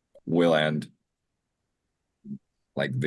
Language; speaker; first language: English; non-native, learner; Russian